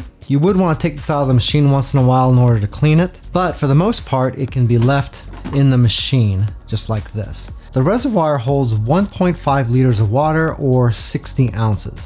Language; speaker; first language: English; native; English